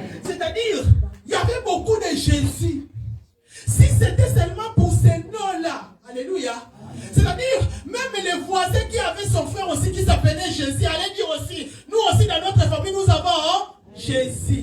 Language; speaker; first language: French; non-native, local second language; Lingala